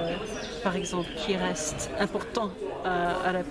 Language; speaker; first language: French; non-native, fluent; English